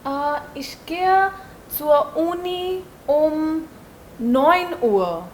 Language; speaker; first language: German; non-native, learner; Hindi